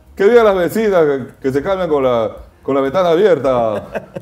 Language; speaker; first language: Spanish; native; Spanish